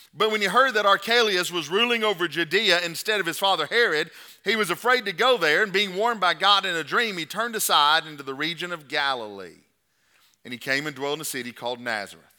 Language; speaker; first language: English; native; English